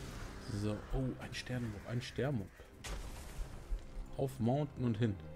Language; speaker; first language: German; native; German